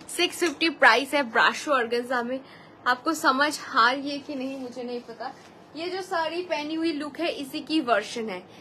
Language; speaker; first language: Hindi; non-native, local second language; Bangla